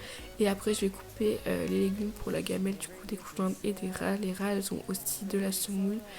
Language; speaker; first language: French; native; French